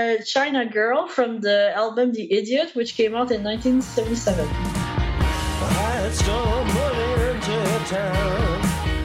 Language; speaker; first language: English; non-native, fluent; French